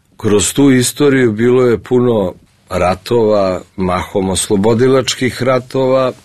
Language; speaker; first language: Serbian; early bilingual, other home language; Russian